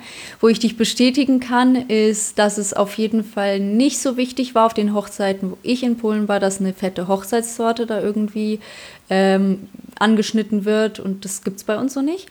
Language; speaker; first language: German; early bilingual, other home language; Polish